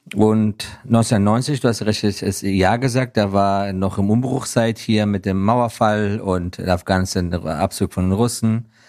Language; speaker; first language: German; non-native, fluent; Persian